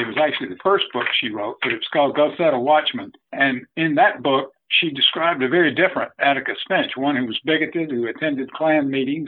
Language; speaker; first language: English; native; English